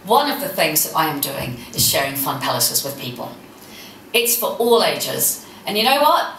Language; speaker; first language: English; native; English